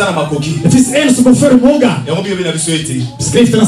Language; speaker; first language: Swedish; non-native, fluent; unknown